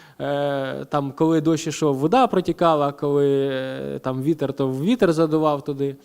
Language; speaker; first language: Ukrainian; non-native, local second language; Russian